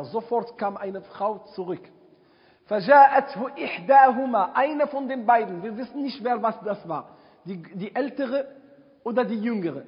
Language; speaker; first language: German; non-native, fluent; Arabic